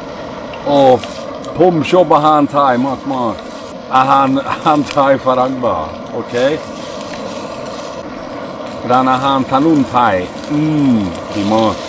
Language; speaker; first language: Thai; non-native, learner; Swedish